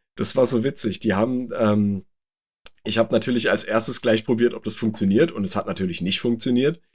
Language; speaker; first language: German; native; German